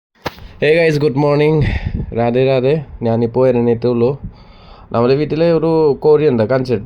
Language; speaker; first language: Malayalam; non-native, local second language; Assamese